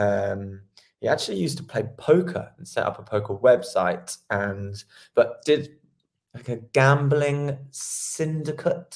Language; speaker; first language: English; native; English